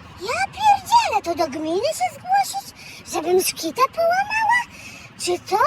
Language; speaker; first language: Polish; native; Polish